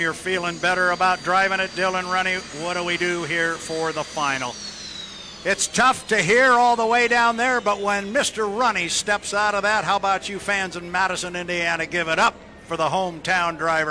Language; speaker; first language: English; native; English